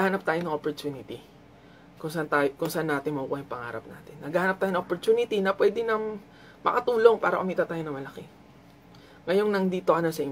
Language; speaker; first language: Filipino; native; Filipino